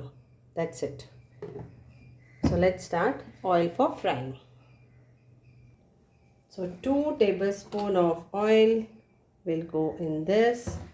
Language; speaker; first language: English; non-native, local second language; Konkani